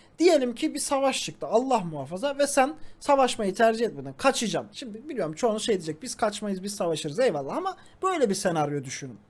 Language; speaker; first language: Turkish; native; Turkish